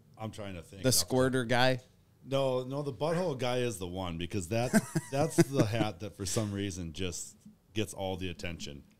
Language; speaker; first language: English; native; English